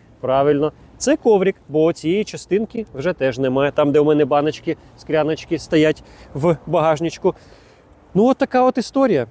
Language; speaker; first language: Ukrainian; non-native, local second language; Russian